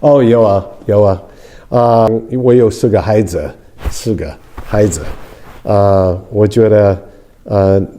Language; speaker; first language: Chinese; non-native, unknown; English